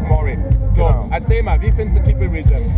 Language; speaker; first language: German; native; German